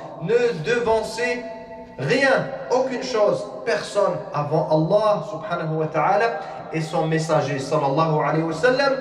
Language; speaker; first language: French; non-native, local second language; Arabic